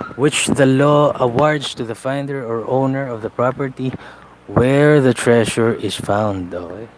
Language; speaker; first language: English; non-native, local second language; Filipino